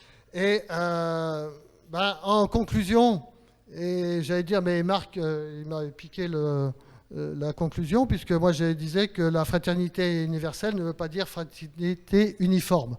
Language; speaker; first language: French; native; French